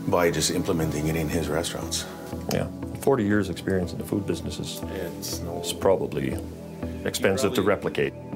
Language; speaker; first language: English; native; English